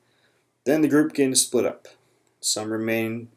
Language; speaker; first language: English; native; English